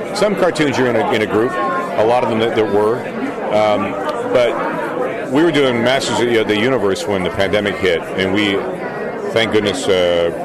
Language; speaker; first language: English; native; English